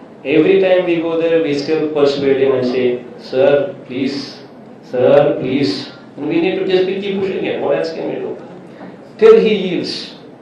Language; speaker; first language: English; non-native, local second language; Telugu